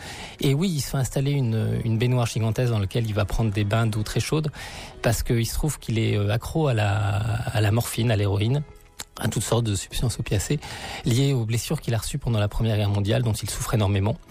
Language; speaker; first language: French; native; French